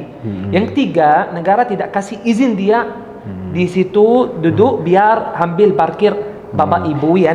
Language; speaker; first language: Indonesian; non-native, learner; Arabic